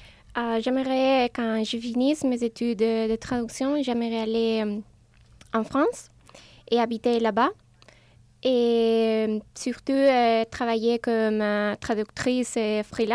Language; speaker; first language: French; non-native, learner; Spanish